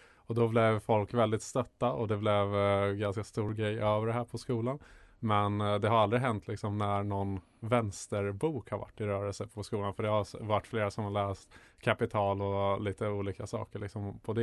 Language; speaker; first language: Swedish; native; Swedish